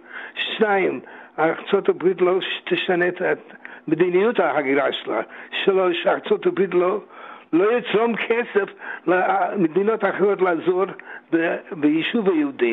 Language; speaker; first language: Hebrew; non-native, fluent; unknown